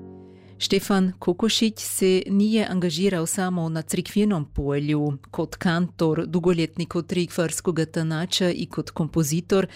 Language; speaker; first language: Serbian; native; Serbian